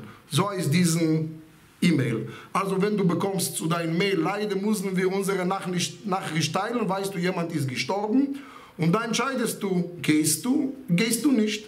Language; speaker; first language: German; non-native, fluent; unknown